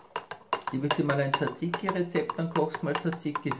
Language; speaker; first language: German; native; German